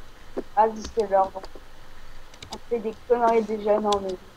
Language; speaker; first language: French; native; French